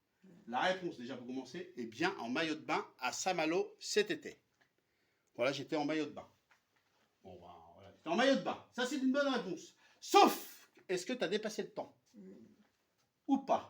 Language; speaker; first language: French; native; French